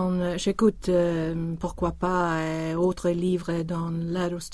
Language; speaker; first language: French; non-native, learner; Swedish